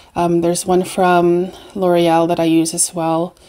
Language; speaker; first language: English; native; English